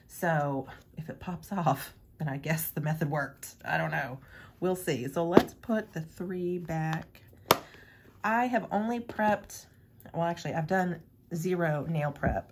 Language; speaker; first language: English; native; English